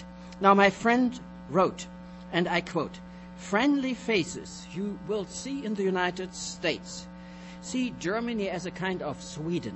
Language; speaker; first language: English; non-native, fluent; German